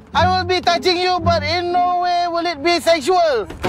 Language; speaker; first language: English; non-native, local second language; Chinese